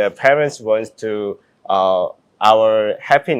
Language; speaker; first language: English; non-native, learner; Korean